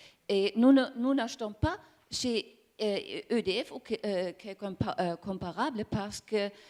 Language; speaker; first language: French; non-native, learner; German